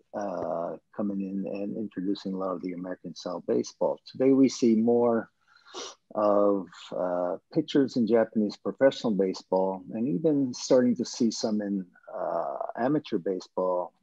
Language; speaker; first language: English; non-native, fluent; Japanese